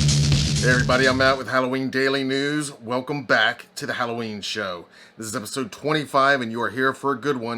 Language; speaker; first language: English; native; English